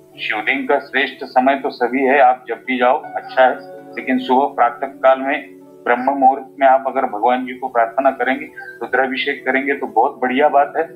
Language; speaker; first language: Hindi; non-native, local second language; Marathi